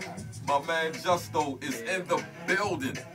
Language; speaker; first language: English; native; English